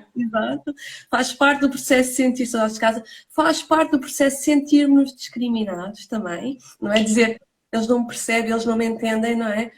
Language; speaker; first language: Portuguese; native; Portuguese